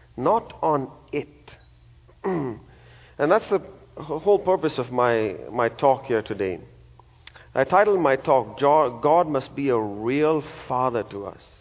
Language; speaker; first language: English; non-native, local second language; Malayalam